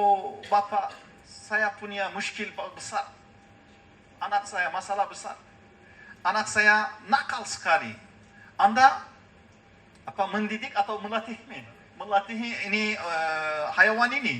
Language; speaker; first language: Indonesian; non-native, learner; Turkish